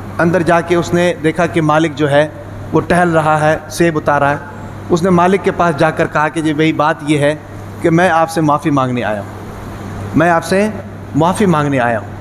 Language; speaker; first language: Urdu; non-native, local second language; Pashto